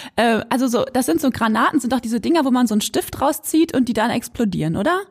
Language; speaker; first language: German; native; German